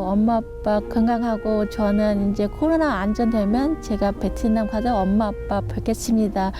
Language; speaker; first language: Korean; non-native, learner; Vietnamese